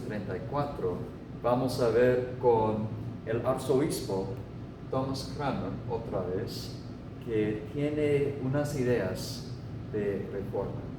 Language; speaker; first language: Spanish; non-native, fluent; English